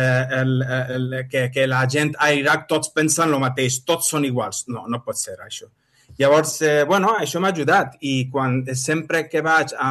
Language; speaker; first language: Catalan; non-native, fluent; Arabic